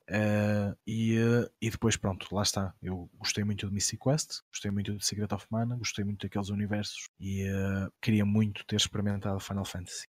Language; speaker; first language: Portuguese; native; Portuguese